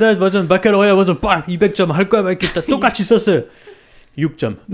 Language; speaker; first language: Korean; non-native, fluent; French